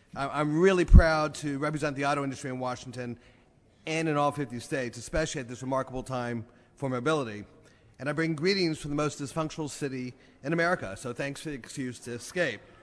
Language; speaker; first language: English; native; English